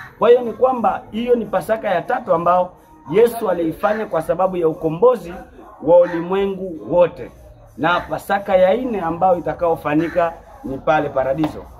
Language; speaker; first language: Swahili; native; Swahili